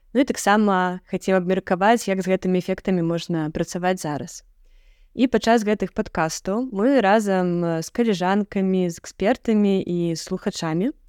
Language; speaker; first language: Belarusian; native; Belarusian